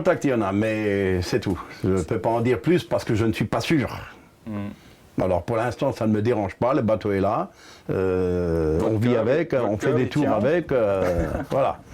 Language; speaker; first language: French; native; French